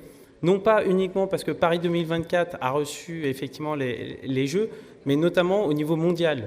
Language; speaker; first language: French; native; French